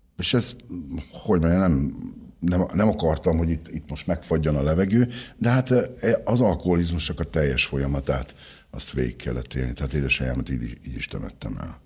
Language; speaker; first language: Hungarian; native; Hungarian